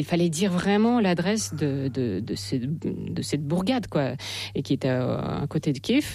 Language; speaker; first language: French; non-native, fluent; Russian